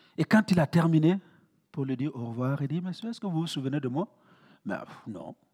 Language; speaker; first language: French; non-native, local second language; Mossi